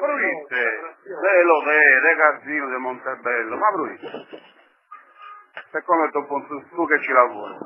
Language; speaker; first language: Italian; native; Italian